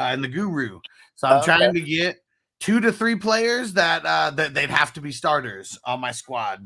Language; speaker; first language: English; native; English